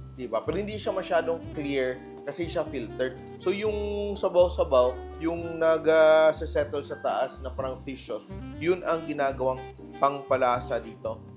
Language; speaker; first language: Filipino; non-native, local second language; Cebuano